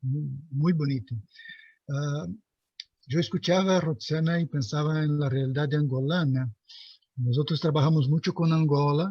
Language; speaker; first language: Spanish; non-native, fluent; Portuguese